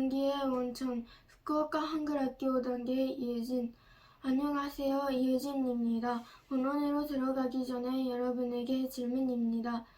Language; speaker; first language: Korean; early bilingual, heritage; Korean